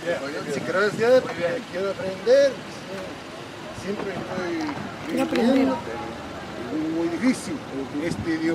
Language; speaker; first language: Spanish; non-native, learner; English